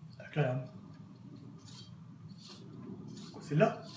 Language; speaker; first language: French; native; French